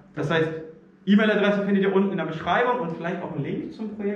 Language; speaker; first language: German; native; German